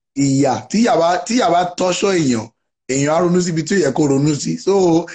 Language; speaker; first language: English; non-native, local second language; Yoruba